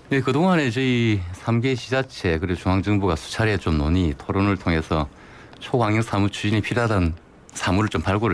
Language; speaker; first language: Korean; native; Korean